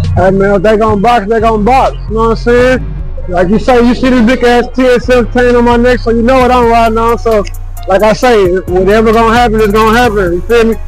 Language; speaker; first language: English; native; English